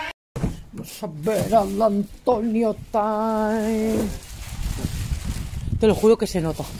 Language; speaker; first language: Spanish; native; Spanish